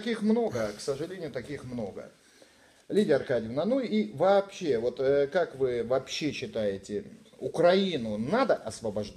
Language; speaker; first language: Russian; native; Russian